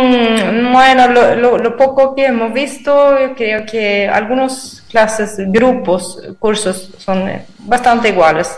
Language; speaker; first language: Spanish; non-native, fluent; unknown